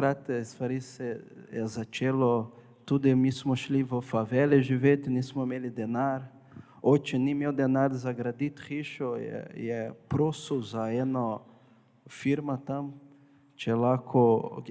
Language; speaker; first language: Slovenian; non-native, fluent; Portuguese